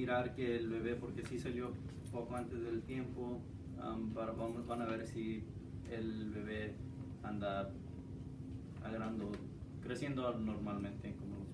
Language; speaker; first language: Spanish; non-native, learner; English